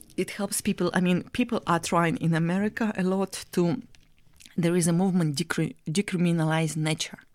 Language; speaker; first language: English; non-native, fluent; Russian